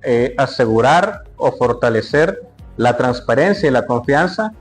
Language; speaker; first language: Spanish; native; Spanish